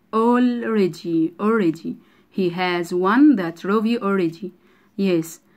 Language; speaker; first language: English; non-native, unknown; Arabic